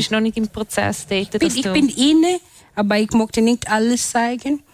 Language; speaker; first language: German; non-native, fluent; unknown